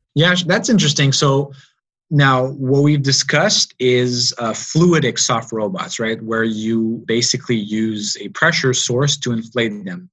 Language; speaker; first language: English; native; English